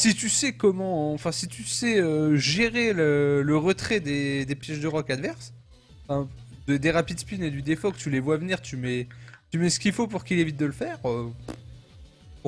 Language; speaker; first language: French; native; French